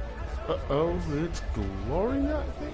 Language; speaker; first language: English; native; English